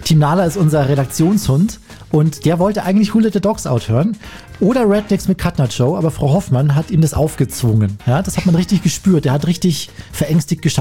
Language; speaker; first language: German; native; German